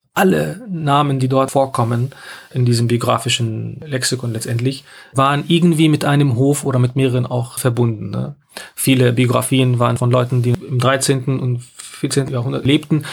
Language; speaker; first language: German; non-native, fluent; Arabic